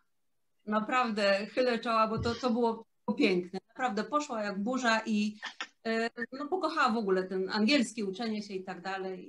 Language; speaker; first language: Polish; native; Polish